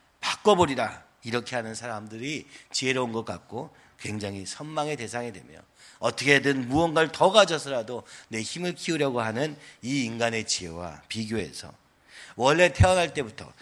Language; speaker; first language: Korean; native; Korean